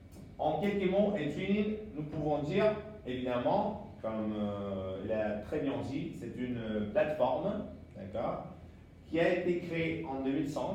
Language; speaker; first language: French; non-native, fluent; Spanish